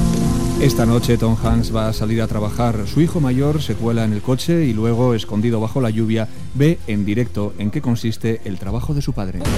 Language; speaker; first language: Spanish; native; Spanish